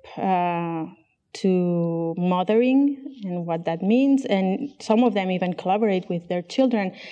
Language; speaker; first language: English; non-native, fluent; Catalan